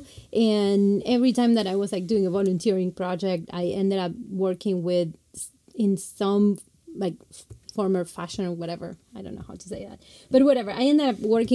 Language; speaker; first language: English; non-native, fluent; Spanish